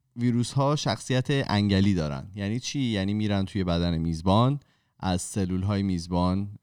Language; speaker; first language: Persian; native; Persian